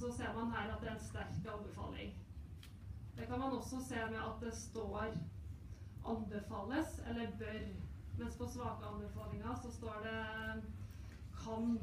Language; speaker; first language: Norwegian; native; Norwegian